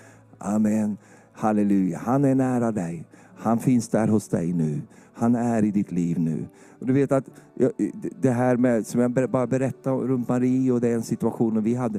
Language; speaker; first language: Swedish; native; Swedish